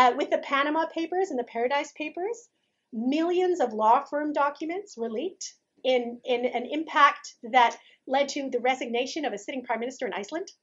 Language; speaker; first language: English; native; English